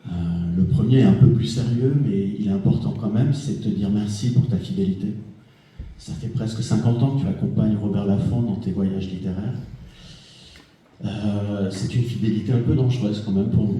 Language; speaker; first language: French; native; French